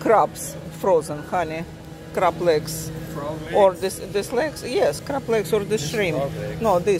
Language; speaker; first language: English; non-native, learner; Russian